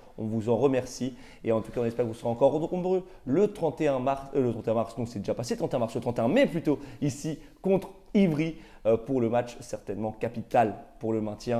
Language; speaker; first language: French; native; French